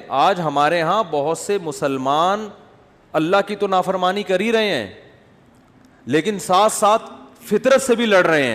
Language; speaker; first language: Urdu; native; Urdu